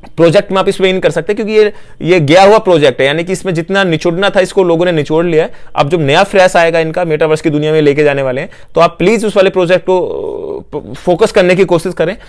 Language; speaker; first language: Hindi; native; Hindi